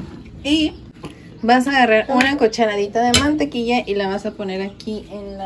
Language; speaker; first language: Spanish; native; Spanish